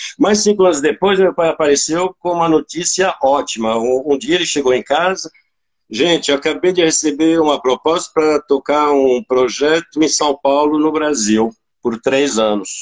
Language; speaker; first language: Portuguese; non-native, fluent; French